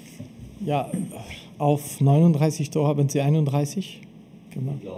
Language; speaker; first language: German; non-native, local second language; French